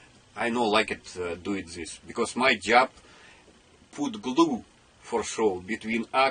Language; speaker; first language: English; non-native, learner; Russian